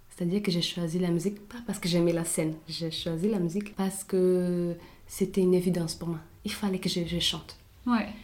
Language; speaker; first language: French; non-native, fluent; Portuguese